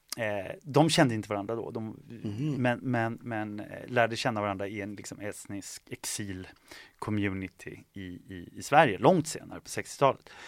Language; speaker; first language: Swedish; early bilingual, other home language; Estonian